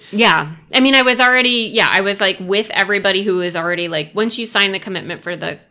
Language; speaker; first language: English; native; English